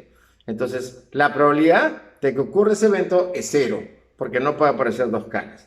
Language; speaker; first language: Spanish; native; Spanish